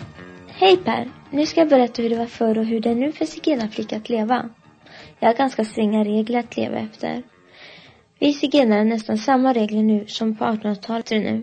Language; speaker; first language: Swedish; non-native, local second language; Romany